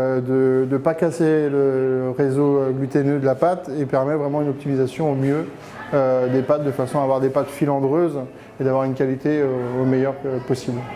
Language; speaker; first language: French; native; French